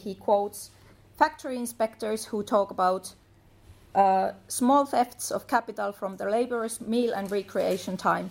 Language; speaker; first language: English; non-native, fluent; Finnish